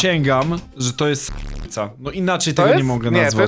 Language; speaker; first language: Polish; native; Polish